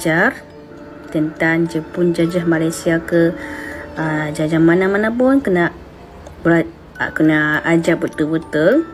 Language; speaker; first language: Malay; non-native, fluent; Japanese